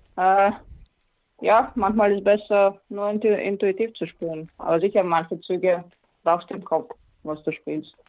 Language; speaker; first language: German; non-native, fluent; Latvian